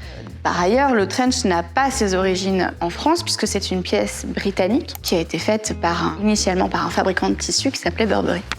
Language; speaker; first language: French; native; French